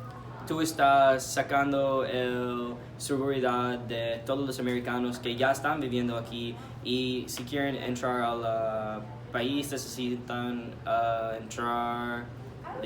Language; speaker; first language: Spanish; non-native, learner; English